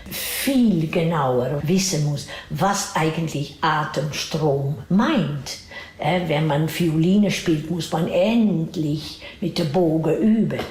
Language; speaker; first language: German; non-native, fluent; Dutch